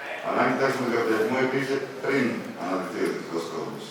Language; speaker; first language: Greek; native; Greek